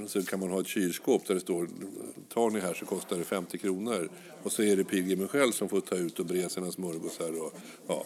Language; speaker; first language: Swedish; native; Swedish